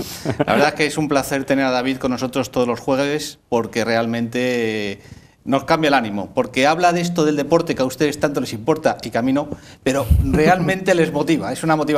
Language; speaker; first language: Spanish; native; Spanish